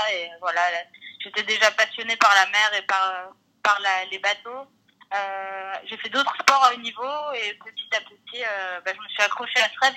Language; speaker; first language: French; native; French